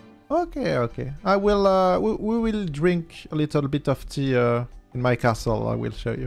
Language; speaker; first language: English; non-native, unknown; French